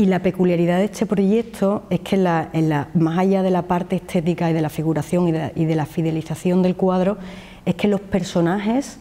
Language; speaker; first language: Spanish; native; Spanish